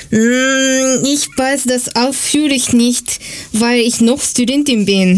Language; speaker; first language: German; non-native, fluent; Japanese